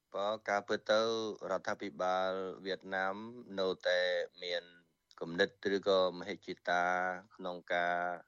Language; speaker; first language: Khmer; native; Khmer